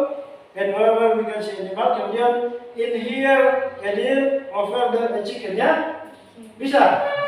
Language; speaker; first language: English; non-native, learner; Indonesian